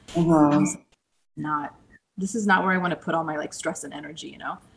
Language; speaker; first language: English; native; English